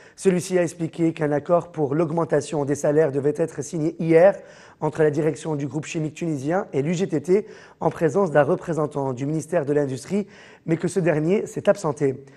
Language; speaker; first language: French; non-native, local second language; Arabic